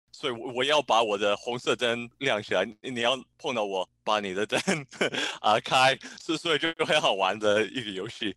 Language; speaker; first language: Chinese; early bilingual, heritage; Chinese